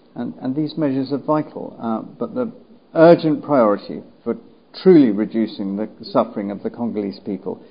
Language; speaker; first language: English; native; English